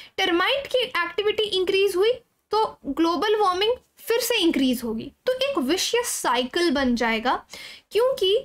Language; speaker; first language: Hindi; native; Hindi